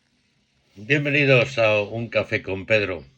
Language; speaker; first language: Spanish; native; Spanish